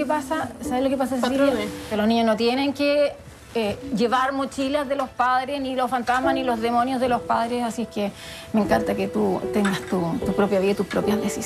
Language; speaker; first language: Spanish; native; Spanish